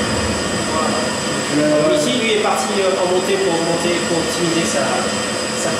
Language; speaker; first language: French; native; French